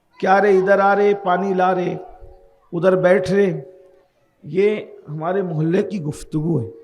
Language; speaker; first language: Urdu; native; Urdu